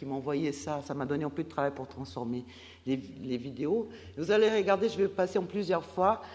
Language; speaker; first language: French; non-native, fluent; Portuguese